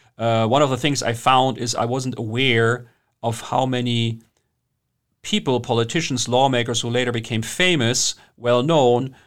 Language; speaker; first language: English; non-native, fluent; German